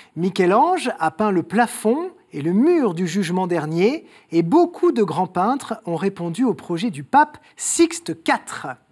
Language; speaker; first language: French; native; French